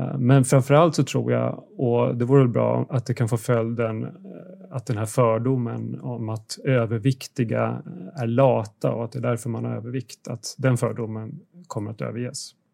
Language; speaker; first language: Swedish; native; Swedish